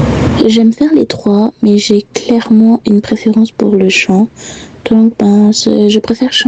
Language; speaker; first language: French; native; French